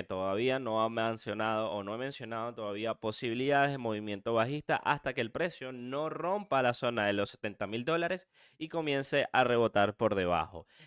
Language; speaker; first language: Spanish; native; Spanish